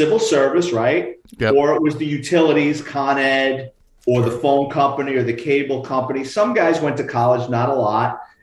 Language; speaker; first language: English; native; English